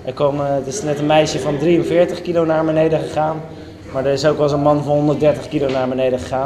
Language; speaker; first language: Dutch; native; Dutch